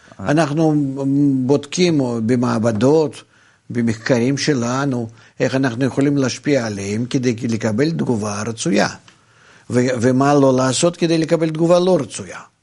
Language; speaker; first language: Hebrew; non-native, fluent; Russian